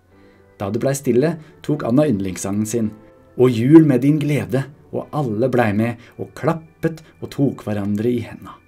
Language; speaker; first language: Norwegian; native; Norwegian